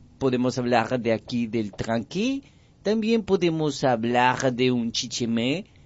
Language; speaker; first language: Spanish; native; Spanish